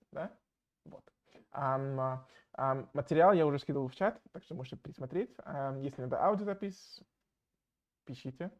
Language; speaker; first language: Russian; non-native, fluent; English